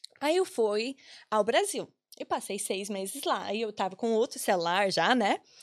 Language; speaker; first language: Portuguese; non-native, fluent; English